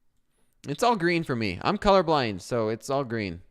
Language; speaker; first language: English; native; English